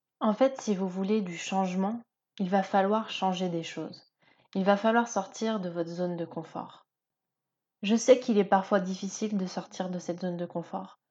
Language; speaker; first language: French; native; French